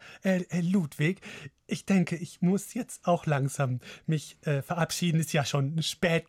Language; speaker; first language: German; native; German